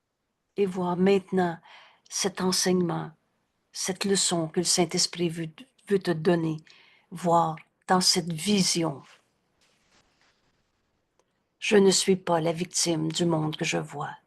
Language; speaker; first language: French; native; French